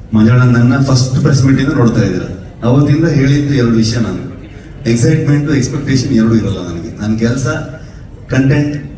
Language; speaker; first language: Kannada; native; Kannada